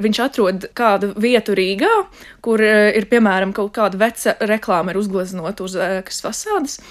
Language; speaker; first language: Latvian; non-native, local second language; Russian